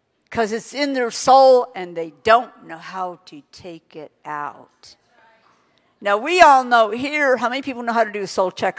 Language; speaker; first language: English; native; English